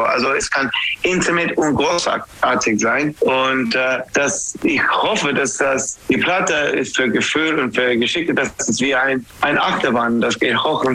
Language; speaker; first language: German; non-native, learner; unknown